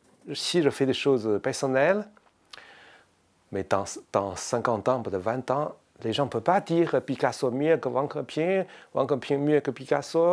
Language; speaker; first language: French; non-native, learner; Chinese